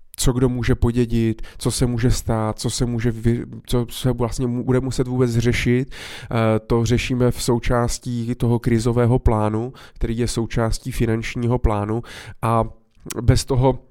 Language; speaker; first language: Czech; native; Czech